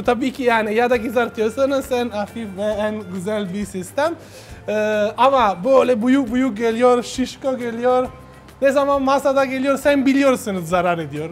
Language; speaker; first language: Turkish; non-native, learner; Italian